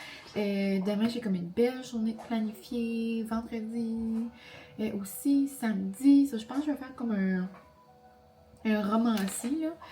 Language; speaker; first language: French; native; French